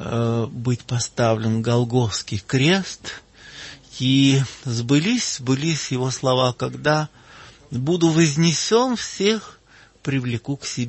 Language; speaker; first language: Russian; native; Russian